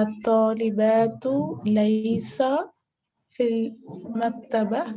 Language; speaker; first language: Arabic; non-native, learner; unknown